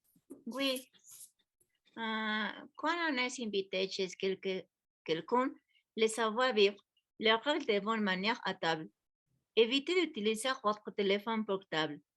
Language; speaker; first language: French; non-native, learner; Spanish